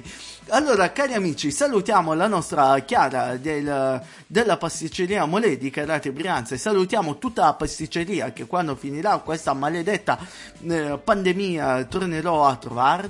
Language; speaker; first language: Italian; native; Italian